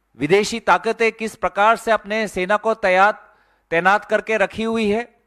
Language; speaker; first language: Hindi; non-native, local second language; Assamese